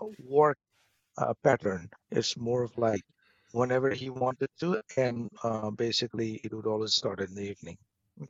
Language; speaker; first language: English; non-native, local second language; Bangla